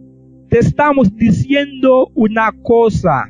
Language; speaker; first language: Spanish; non-native, fluent; Haitian Creole